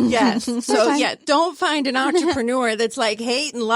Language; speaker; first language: English; native; English